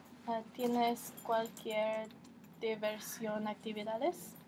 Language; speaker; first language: Spanish; non-native, learner; English